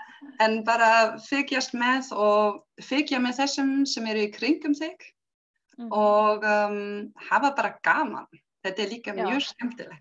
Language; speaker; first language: Icelandic; non-native, learner; German